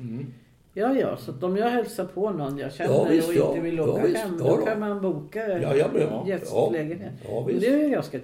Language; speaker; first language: Swedish; native; Swedish